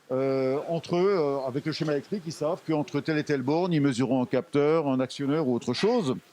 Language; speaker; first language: French; native; French